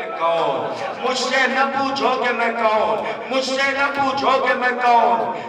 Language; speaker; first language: Urdu; native; Urdu